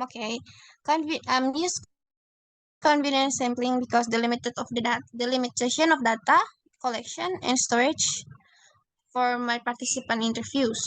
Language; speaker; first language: English; non-native, learner; Indonesian